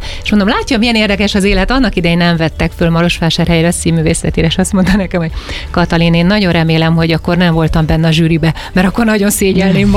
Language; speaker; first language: Hungarian; native; Hungarian